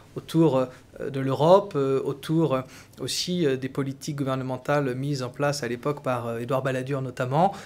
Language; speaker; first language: French; native; French